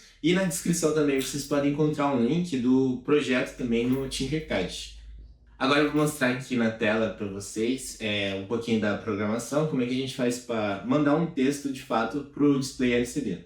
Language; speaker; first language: Portuguese; native; Portuguese